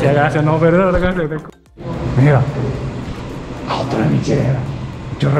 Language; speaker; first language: Spanish; non-native, learner; Japanese